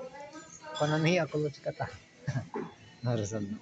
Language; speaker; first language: Japanese; non-native, learner; Malay